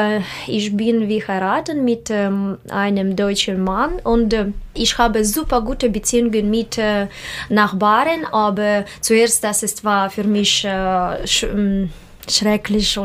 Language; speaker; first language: German; non-native, learner; Russian